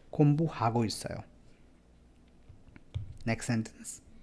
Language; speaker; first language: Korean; non-native, fluent; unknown